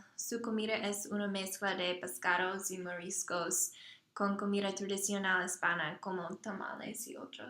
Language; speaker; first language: Spanish; non-native, learner; English